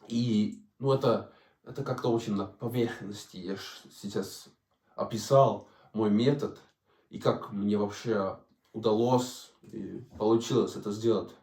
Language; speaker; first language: Russian; non-native, fluent; Danish